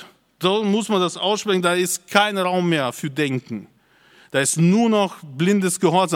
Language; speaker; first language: German; native; German